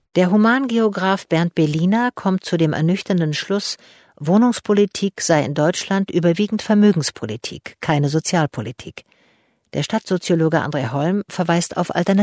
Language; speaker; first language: German; native; German